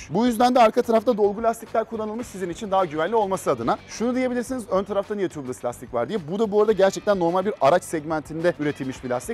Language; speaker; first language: Turkish; native; Turkish